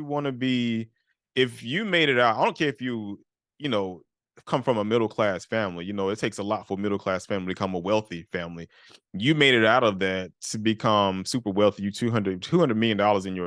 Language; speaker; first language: English; native; English